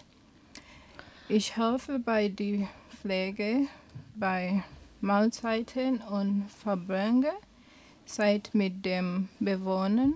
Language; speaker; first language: German; non-native, learner; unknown